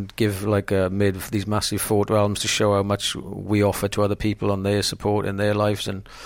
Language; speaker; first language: English; native; English